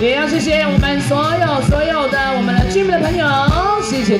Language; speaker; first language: Chinese; native; Chinese